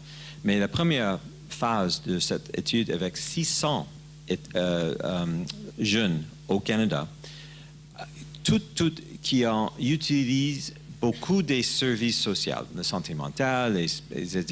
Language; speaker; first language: French; non-native, learner; English